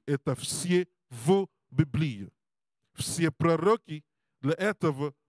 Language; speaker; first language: Russian; non-native, learner; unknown